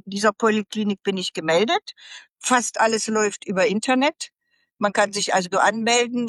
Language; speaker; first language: German; native; German